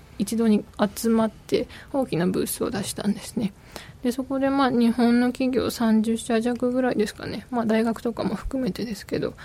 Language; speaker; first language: Japanese; native; Japanese